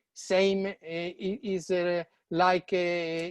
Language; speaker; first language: English; non-native, learner; Italian